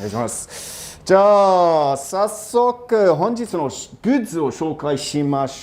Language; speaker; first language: Japanese; non-native, fluent; English